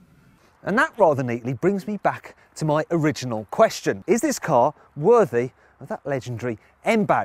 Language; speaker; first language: English; native; English